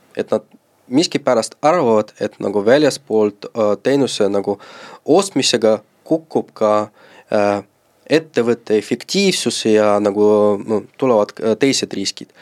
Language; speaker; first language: Estonian; non-native, local second language; Russian